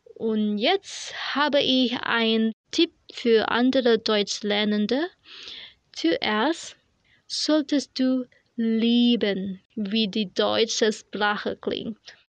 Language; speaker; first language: German; non-native, learner; Indonesian